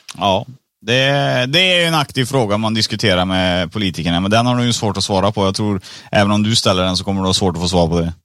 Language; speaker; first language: Swedish; early bilingual, other home language; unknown